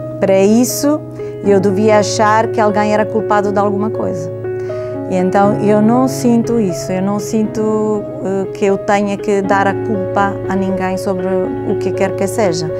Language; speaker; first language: Portuguese; non-native, fluent; Italian